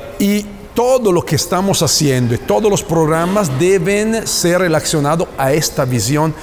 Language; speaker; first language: Spanish; non-native, fluent; Italian